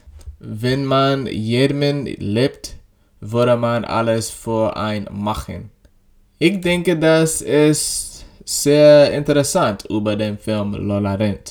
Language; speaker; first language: German; non-native, learner; English